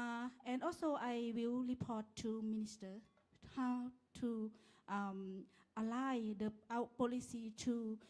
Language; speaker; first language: English; non-native, learner; Lao